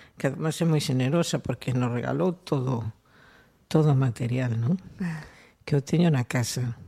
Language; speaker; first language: Galician; non-native, local second language; Spanish